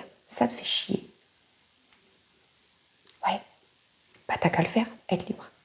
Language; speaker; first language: French; native; French